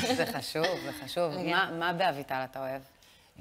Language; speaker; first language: Hebrew; native; Hebrew